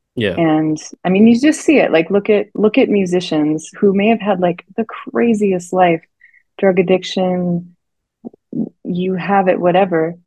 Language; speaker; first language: English; native; English